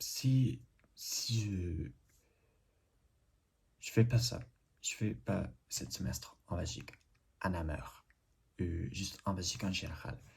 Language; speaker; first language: French; non-native, learner; English